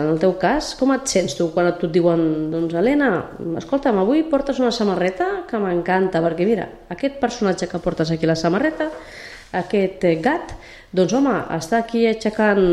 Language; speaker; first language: Catalan; native; Catalan